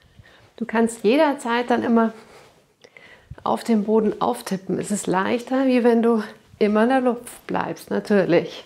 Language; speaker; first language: German; native; German